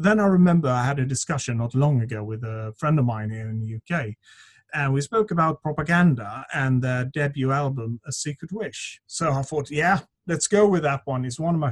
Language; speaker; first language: English; non-native, fluent; Swedish